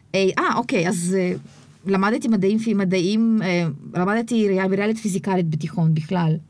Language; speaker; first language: Hebrew; early bilingual, other home language; Russian